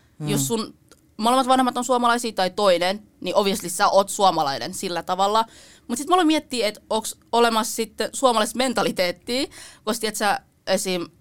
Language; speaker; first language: Finnish; early bilingual, other home language; Vietnamese